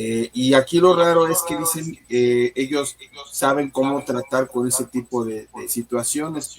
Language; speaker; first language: Spanish; native; Spanish